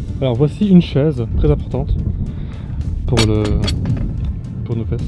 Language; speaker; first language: French; native; French